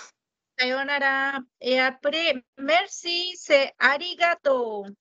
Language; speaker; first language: French; non-native, fluent; Japanese